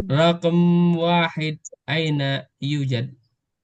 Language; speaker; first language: Arabic; non-native, fluent; Indonesian